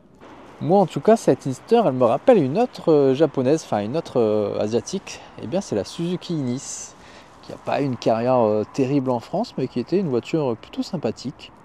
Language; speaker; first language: French; native; French